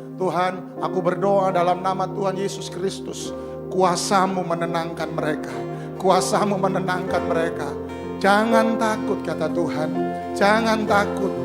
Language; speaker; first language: Indonesian; non-native, local second language; Javanese